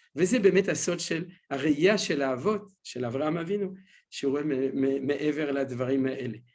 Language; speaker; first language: Hebrew; non-native, fluent; French